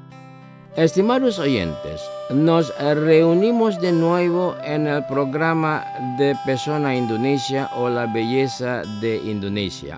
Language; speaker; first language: Spanish; non-native, fluent; Indonesian